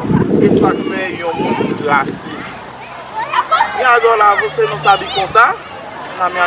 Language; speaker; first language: Portuguese; non-native, learner; Haitian Creole